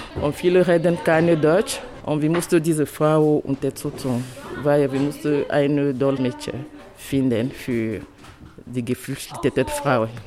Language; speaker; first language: German; non-native, learner; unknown